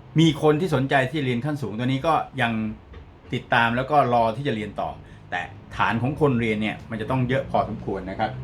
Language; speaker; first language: Thai; native; Thai